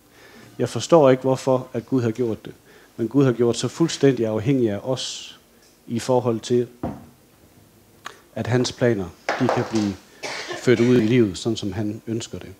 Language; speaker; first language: Danish; native; Danish